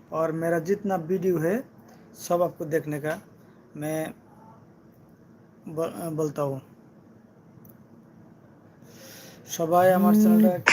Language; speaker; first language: Hindi; non-native, learner; Bangla